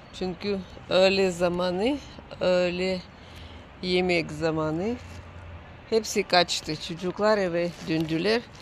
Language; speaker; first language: Turkish; non-native, learner; Russian